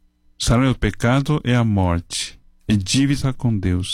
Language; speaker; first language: Portuguese; non-native, fluent; Chinese